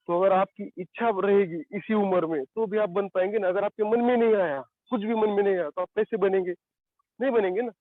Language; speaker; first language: Hindi; non-native, local second language; Marathi